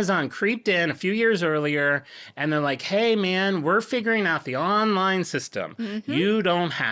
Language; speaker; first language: English; native; English